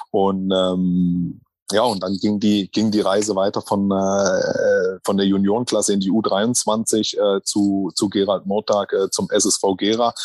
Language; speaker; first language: German; native; German